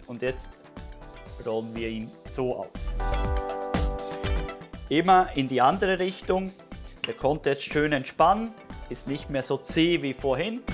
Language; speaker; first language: German; native; German